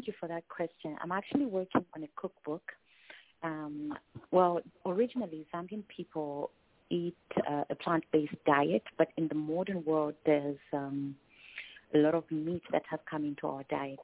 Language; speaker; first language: English; non-native, local second language; Tumbuka